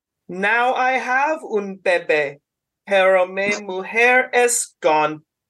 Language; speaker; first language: Spanish; non-native, learner; English